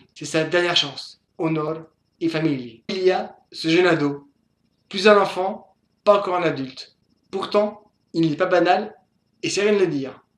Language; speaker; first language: French; native; French